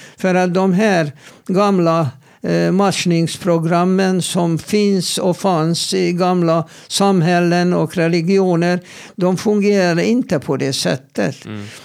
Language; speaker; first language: Swedish; non-native, fluent; Hebrew